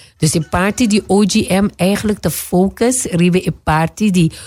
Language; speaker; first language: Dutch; non-native, local second language; Papiamento